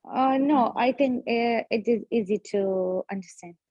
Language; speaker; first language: English; non-native, learner; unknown